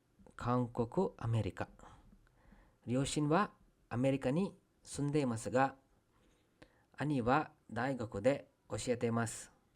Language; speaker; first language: Japanese; non-native, fluent; Kannada